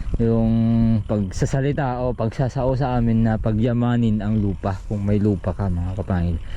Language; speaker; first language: Filipino; native; Filipino